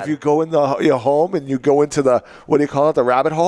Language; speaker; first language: English; native; English